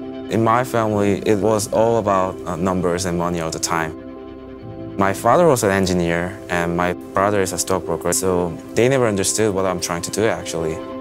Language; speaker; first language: English; non-native, fluent; Korean